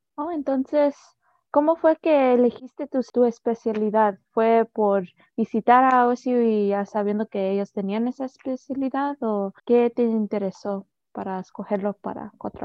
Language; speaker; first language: Spanish; early bilingual, heritage; Spanish